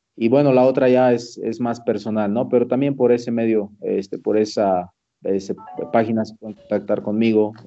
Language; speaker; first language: Spanish; native; Spanish